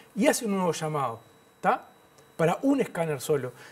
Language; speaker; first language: Spanish; native; Spanish